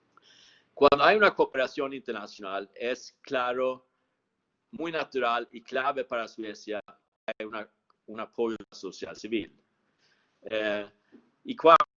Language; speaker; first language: Spanish; non-native, fluent; Swedish